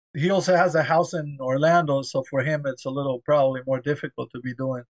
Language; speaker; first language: English; early bilingual, other home language; Spanish